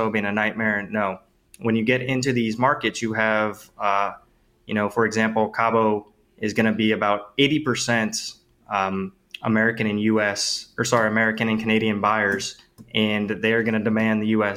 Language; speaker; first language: English; native; English